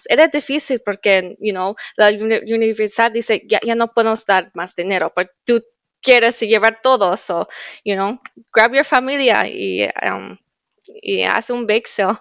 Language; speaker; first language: Spanish; early bilingual, heritage; Spanish